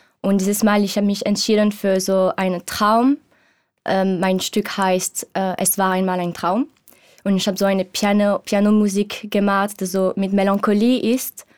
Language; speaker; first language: German; non-native, learner; French